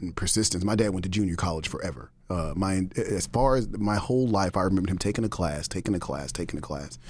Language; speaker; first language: English; native; English